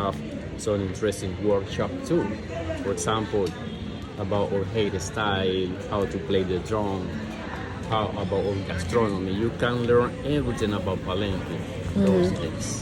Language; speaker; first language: English; non-native, fluent; Spanish